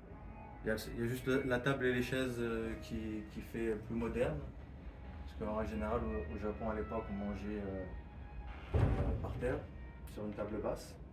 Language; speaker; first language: French; native; French